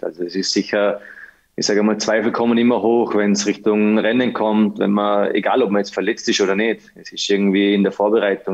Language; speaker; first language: German; native; German